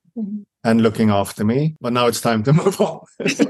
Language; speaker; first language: English; non-native, fluent; Swedish